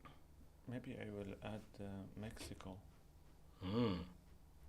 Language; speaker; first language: English; non-native, learner; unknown